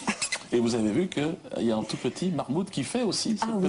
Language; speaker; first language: French; native; French